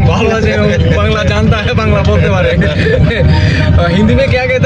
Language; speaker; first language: Hindi; non-native, learner; Bangla